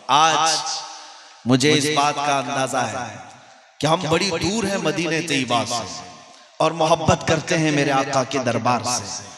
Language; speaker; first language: Urdu; native; Urdu